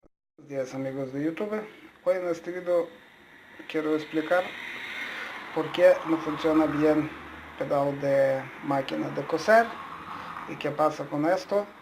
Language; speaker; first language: Spanish; non-native, learner; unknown